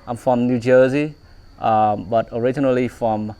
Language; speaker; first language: English; early bilingual, other home language; Vietnamese